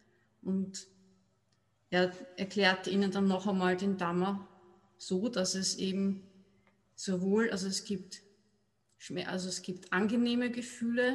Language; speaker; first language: German; native; German